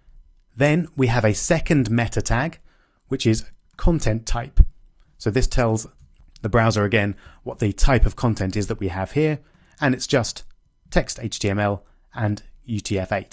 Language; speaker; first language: English; native; English